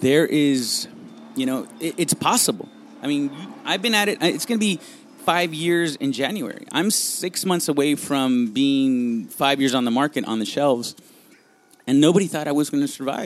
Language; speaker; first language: English; early bilingual, other home language; Spanish